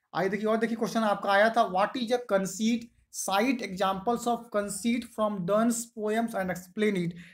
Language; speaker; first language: Hindi; native; Hindi